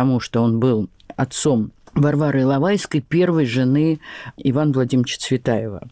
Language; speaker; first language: Russian; native; Russian